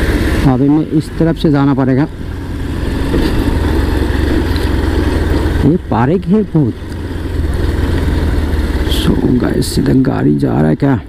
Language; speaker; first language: Hindi; non-native, local second language; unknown